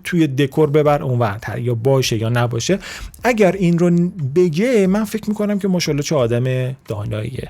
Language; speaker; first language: Persian; native; Persian